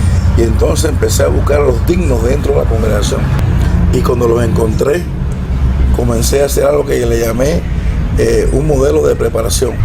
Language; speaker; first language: Spanish; native; Spanish